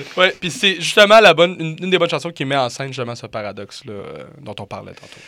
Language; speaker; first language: French; native; French